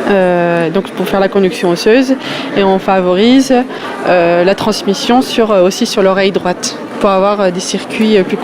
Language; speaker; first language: French; native; French